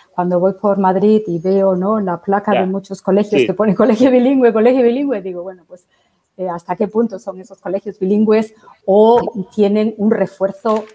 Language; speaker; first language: Spanish; native; Spanish